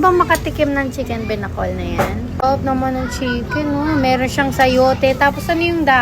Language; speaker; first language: Filipino; native; Filipino